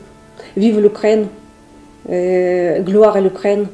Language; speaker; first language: French; non-native, fluent; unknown